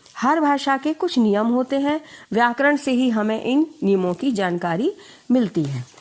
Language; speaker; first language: Hindi; native; Hindi